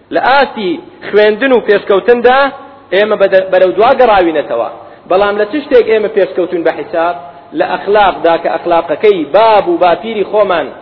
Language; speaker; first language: Central Kurdish; native; Central Kurdish